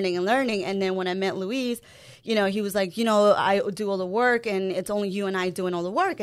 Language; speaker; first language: English; non-native, fluent; Spanish